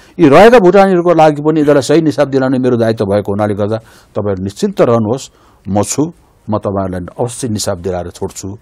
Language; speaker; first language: Nepali; native; Nepali